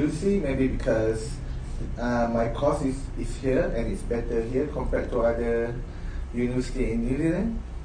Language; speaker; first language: English; non-native, local second language; Malay